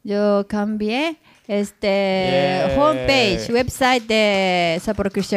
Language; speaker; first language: Spanish; non-native, learner; Japanese